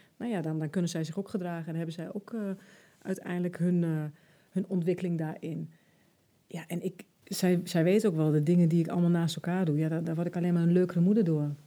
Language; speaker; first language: Dutch; early bilingual, other home language; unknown